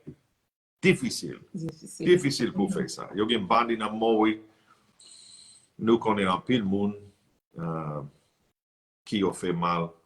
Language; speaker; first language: Haitian Creole; non-native, learner; English